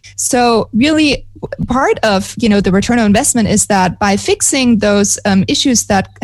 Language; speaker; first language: English; non-native, fluent; German